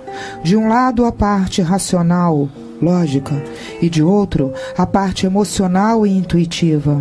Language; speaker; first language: Portuguese; native; Portuguese